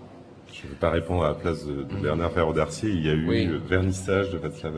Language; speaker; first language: French; native; French